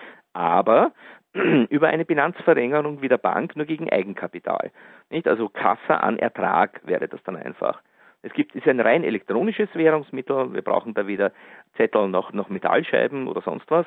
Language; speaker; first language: German; native; German